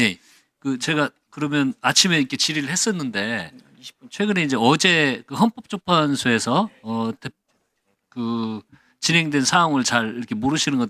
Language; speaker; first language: Korean; native; Korean